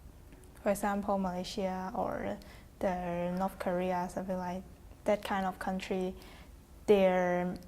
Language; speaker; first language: English; non-native, fluent; Chinese